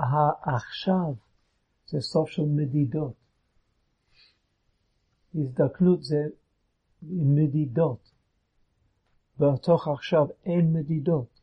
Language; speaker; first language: Hebrew; non-native, fluent; English